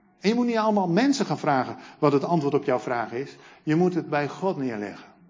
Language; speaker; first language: Dutch; native; Dutch